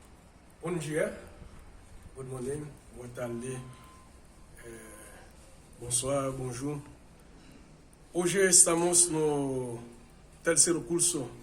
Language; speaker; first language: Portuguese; non-native, fluent; Haitian Creole